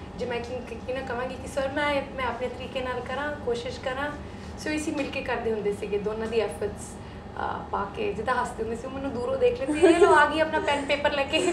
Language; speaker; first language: Punjabi; early bilingual, heritage; Punjabi